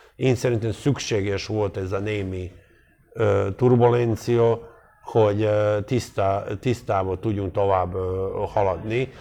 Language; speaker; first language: Hungarian; non-native, fluent; Serbian